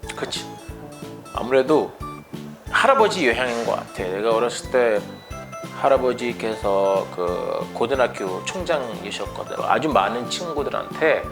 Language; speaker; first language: Korean; non-native, fluent; Akan